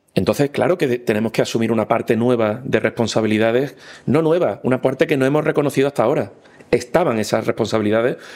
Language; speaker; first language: Spanish; native; Spanish